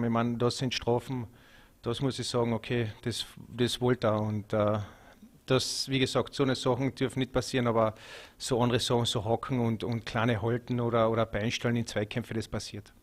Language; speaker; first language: German; native; German